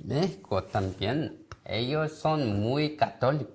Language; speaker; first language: Spanish; non-native, learner; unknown